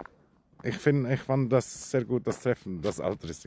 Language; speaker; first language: German; non-native, learner; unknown